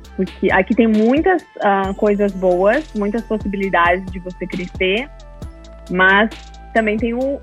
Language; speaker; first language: Portuguese; native; Portuguese